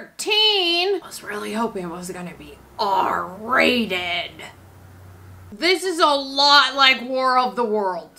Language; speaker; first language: English; native; English